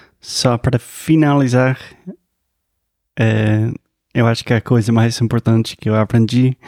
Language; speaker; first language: Portuguese; non-native, fluent; English